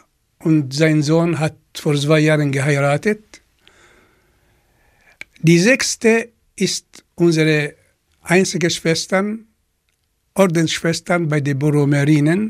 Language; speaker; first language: German; non-native, fluent; Arabic